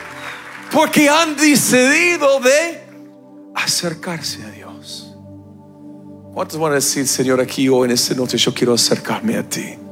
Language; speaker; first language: Spanish; non-native, fluent; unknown